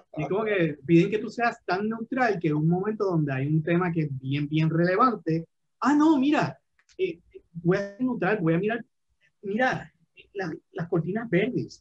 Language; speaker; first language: Spanish; native; Spanish